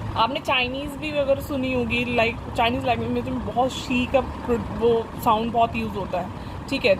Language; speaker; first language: Hindi; native; Hindi